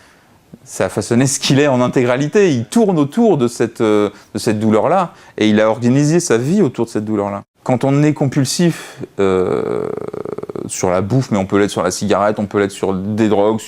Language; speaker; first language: French; native; French